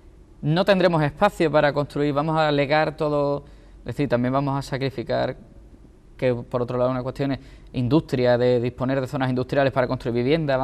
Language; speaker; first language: Spanish; native; Spanish